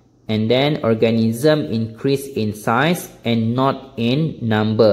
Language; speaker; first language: English; non-native, local second language; Malay